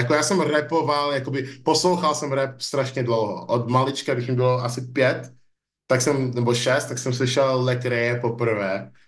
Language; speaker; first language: Czech; early bilingual, other home language; English